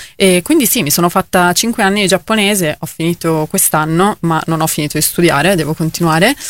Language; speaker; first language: Italian; native; Italian